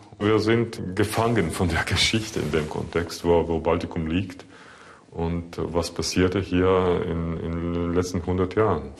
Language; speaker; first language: German; non-native, fluent; Latvian